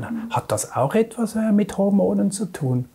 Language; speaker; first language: German; native; German